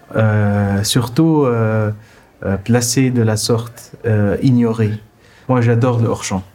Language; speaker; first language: French; non-native, local second language; Arabic